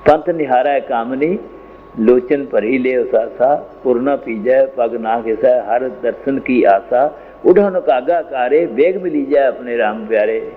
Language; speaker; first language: Hindi; non-native, local second language; Punjabi